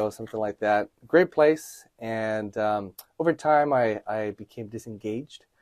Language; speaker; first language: English; native; English